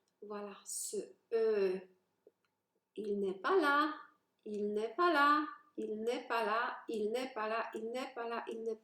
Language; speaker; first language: French; non-native, fluent; Polish